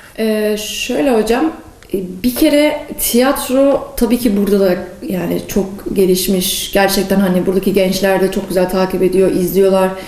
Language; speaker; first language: Turkish; early bilingual, heritage; Turkish